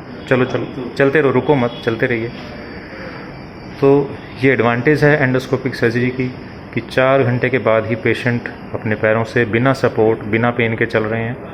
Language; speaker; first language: Hindi; native; Hindi